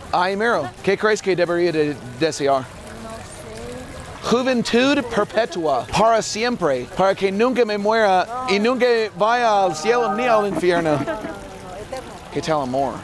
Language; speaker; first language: Spanish; non-native, fluent; English